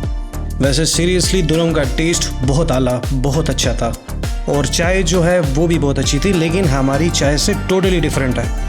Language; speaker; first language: Urdu; non-native, local second language; Pashto